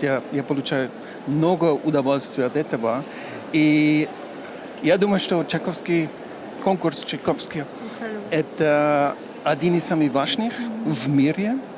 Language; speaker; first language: Russian; non-native, learner; German